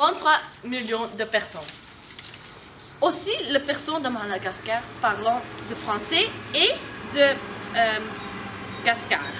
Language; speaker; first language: French; non-native, learner; Dutch